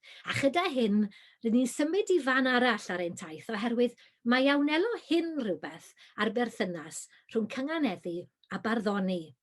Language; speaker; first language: Welsh; native; Welsh